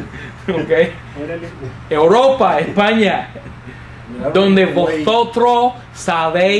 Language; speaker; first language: Spanish; non-native, fluent; English